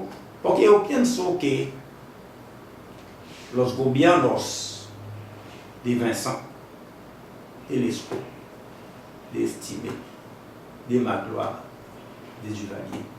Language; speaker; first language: Spanish; non-native, fluent; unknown